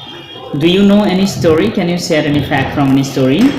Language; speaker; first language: English; non-native, fluent; Bangla